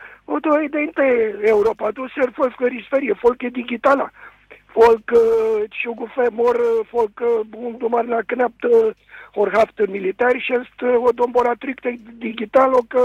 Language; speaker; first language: Swedish; non-native, fluent; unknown